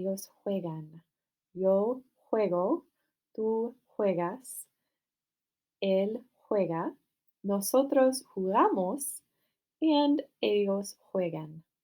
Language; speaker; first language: Spanish; non-native, fluent; English